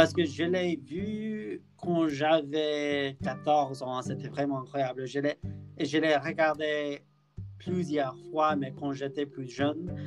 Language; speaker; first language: French; non-native, learner; English